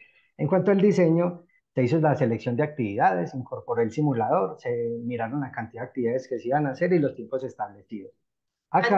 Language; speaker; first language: Spanish; native; Spanish